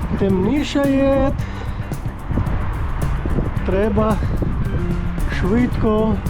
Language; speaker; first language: Ukrainian; non-native, learner; Georgian